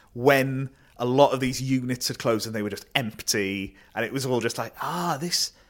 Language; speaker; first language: English; native; English